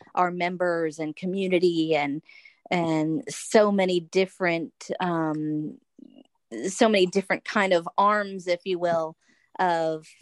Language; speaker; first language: English; native; English